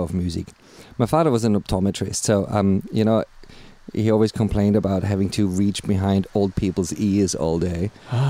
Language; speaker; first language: English; non-native, fluent; German